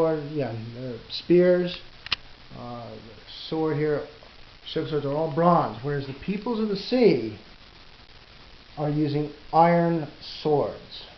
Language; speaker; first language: English; native; English